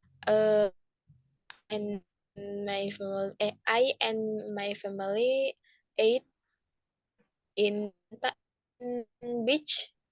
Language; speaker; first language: English; non-native, learner; Indonesian